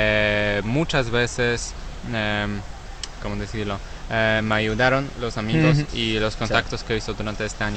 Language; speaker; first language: Spanish; non-native, learner; Polish